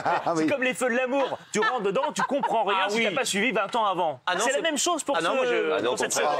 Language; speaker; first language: French; native; French